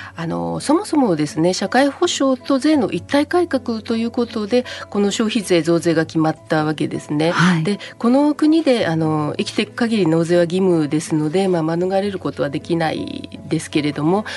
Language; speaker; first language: Japanese; native; Japanese